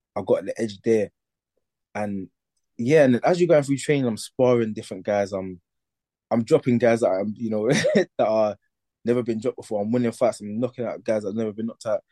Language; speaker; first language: English; native; English